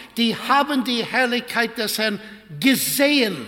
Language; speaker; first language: German; non-native, fluent; English